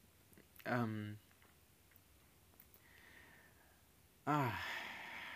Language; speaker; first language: English; non-native, local second language; Yoruba